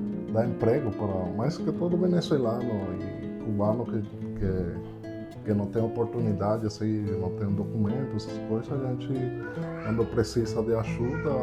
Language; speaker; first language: Portuguese; non-native, fluent; Spanish